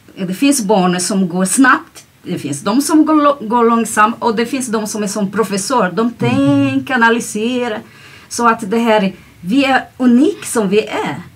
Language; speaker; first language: Swedish; non-native, fluent; Portuguese